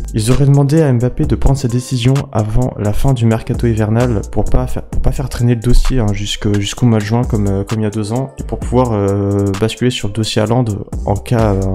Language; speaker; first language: French; native; French